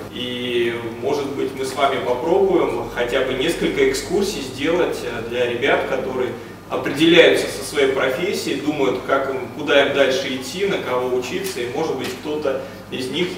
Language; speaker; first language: Russian; native; Russian